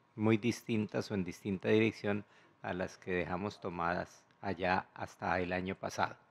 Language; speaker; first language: Spanish; native; Spanish